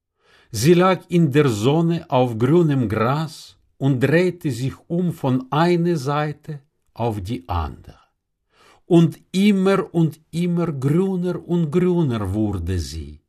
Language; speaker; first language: German; non-native, fluent; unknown